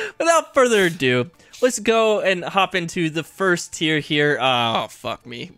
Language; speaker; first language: English; native; English